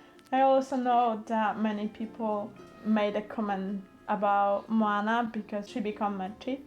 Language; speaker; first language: English; non-native, learner; Polish